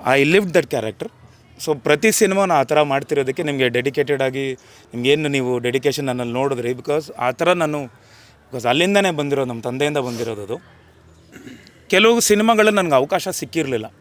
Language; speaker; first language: Kannada; native; Kannada